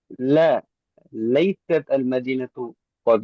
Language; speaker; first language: Arabic; non-native, learner; Bangla